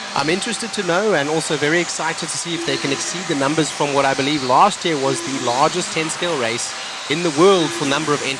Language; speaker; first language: English; native; English